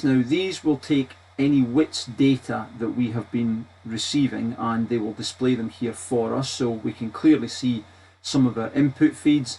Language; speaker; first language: English; native; English